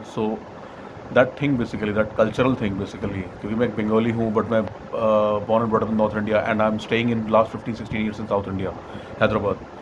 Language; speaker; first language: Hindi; non-native, local second language; Bangla